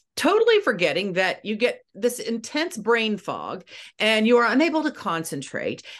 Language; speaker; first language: English; native; English